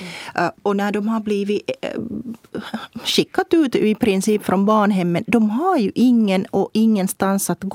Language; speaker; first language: Swedish; non-native, local second language; Finnish